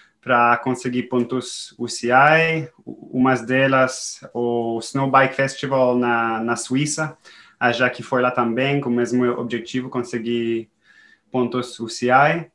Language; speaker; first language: Portuguese; non-native, fluent; French